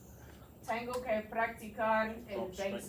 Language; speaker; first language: Spanish; non-native, fluent; English